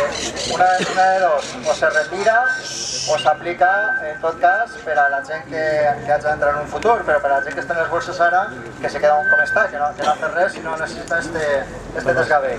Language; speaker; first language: Catalan; native; Catalan